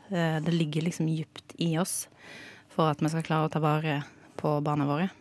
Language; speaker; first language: Norwegian; native; Norwegian